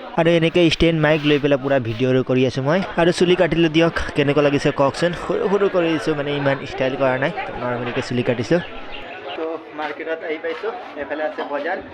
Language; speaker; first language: Assamese; non-native, local second language; Nepali